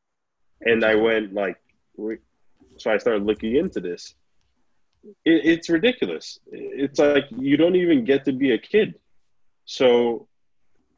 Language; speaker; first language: English; non-native, local second language; Yoruba